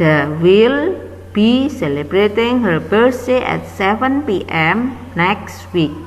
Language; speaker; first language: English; non-native, fluent; Indonesian